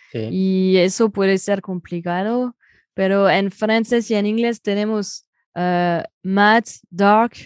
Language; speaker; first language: Spanish; non-native, fluent; French